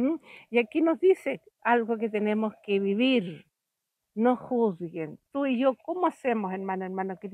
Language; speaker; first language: Spanish; native; Spanish